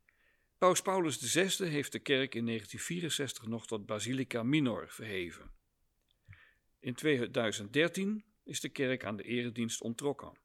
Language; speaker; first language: Dutch; native; Dutch